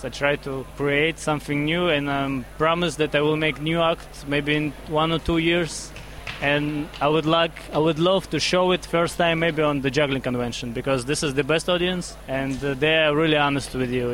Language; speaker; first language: English; non-native, learner; Russian